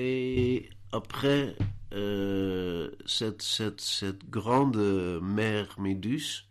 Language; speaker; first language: French; non-native, learner; Dutch